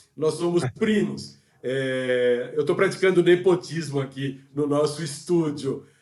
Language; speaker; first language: Portuguese; native; Portuguese